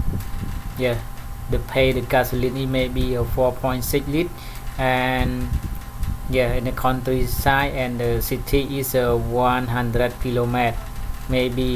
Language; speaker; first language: English; non-native, learner; Khmer